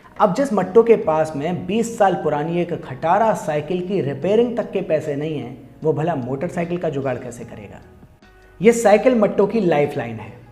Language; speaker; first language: Hindi; native; Hindi